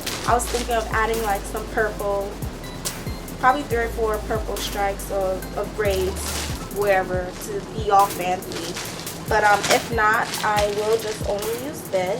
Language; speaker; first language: English; native; English